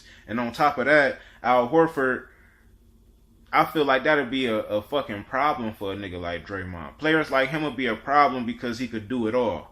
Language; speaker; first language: English; native; English